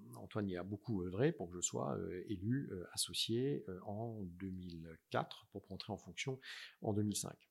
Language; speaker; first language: French; native; French